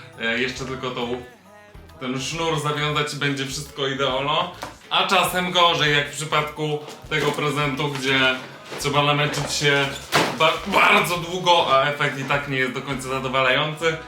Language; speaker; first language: Polish; native; Polish